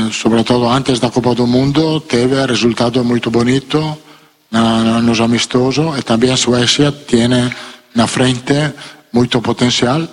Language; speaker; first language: Portuguese; non-native, learner; Italian